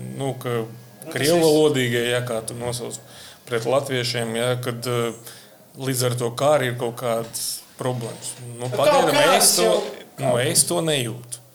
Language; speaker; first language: Latvian; non-native, local second language; Russian